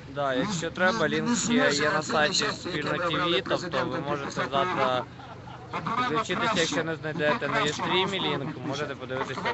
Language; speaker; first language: Ukrainian; native; Ukrainian